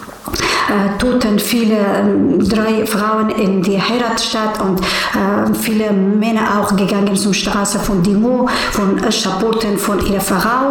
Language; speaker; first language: German; non-native, learner; Persian